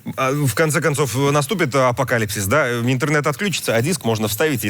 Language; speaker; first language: Russian; native; Russian